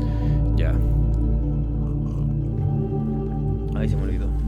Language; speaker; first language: Spanish; native; Spanish